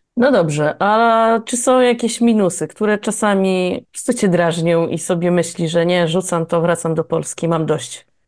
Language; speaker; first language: Polish; native; Polish